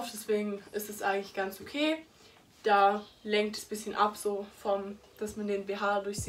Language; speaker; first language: German; native; German